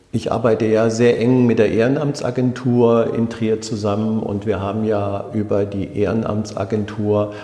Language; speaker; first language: German; native; German